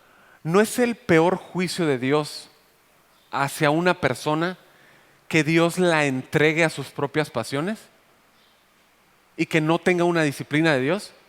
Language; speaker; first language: Spanish; native; Spanish